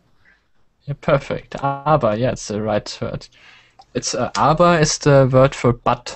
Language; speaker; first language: English; non-native, learner; German